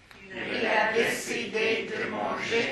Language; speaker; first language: French; non-native, learner; English